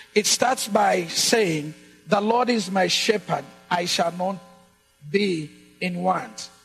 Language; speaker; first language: English; non-native, local second language; Ganda